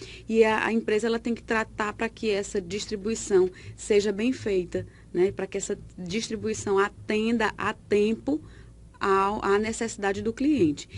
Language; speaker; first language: Portuguese; native; Portuguese